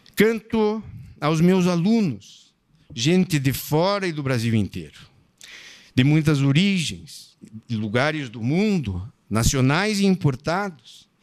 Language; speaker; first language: Portuguese; native; Portuguese